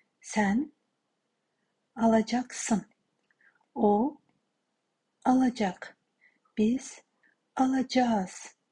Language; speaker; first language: Turkish; non-native, fluent; Kazakh